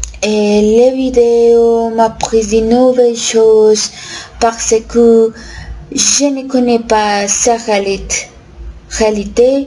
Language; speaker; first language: French; non-native, learner; Spanish